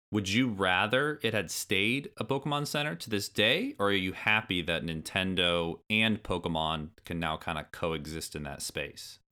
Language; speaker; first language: English; native; English